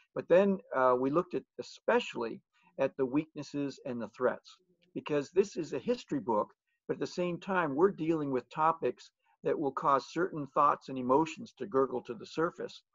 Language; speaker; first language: English; native; English